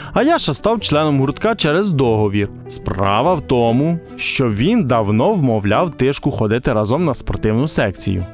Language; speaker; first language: Ukrainian; native; Ukrainian